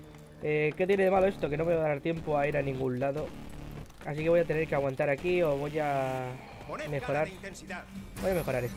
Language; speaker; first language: Spanish; native; Spanish